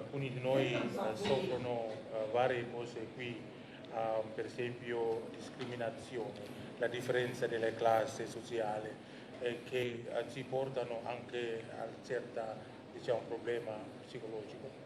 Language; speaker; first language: Italian; non-native, fluent; Indonesian